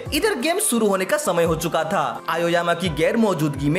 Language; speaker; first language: Hindi; native; Hindi